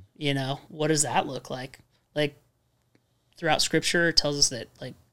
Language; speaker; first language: English; native; English